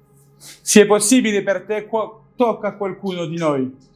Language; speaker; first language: Italian; non-native, learner; French